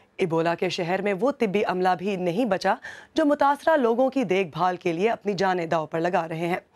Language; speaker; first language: Urdu; native; Urdu